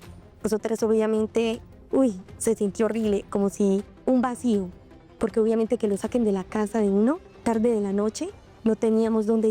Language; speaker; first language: Spanish; native; Spanish